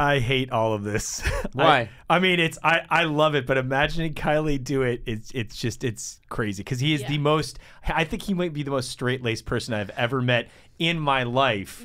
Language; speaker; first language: English; native; English